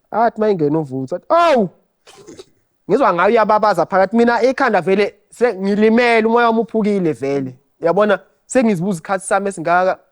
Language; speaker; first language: Zulu; native; Zulu